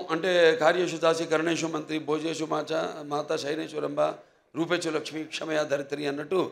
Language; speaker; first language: Telugu; native; Telugu